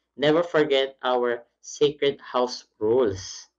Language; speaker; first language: English; non-native, local second language; Filipino